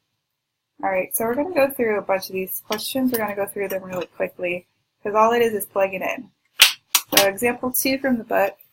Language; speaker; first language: English; native; English